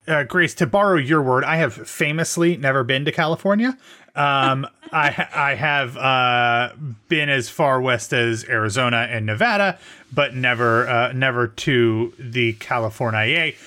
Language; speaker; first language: English; native; English